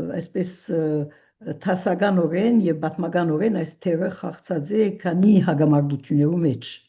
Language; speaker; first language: Armenian; early bilingual, heritage; Armenian